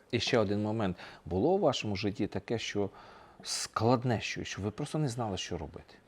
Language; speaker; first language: Ukrainian; native; Ukrainian